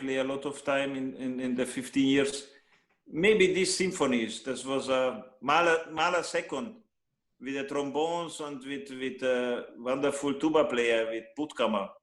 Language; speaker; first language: English; non-native, learner; Hungarian